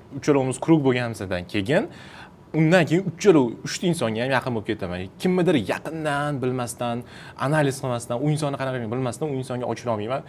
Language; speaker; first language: Uzbek; non-native, local second language; Russian